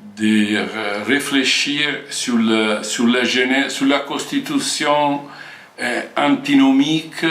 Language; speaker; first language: French; non-native, fluent; Italian